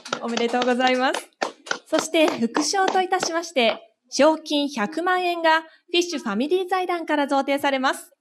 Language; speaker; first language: Japanese; native; Japanese